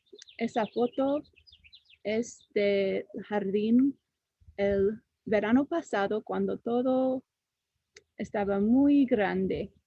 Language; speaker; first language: Spanish; non-native, fluent; English